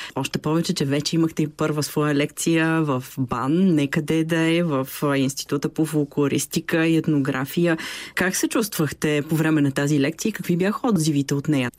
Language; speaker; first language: Bulgarian; native; Bulgarian